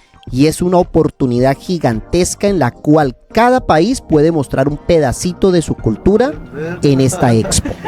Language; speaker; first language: Spanish; native; Spanish